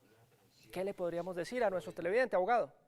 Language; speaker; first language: Spanish; native; Spanish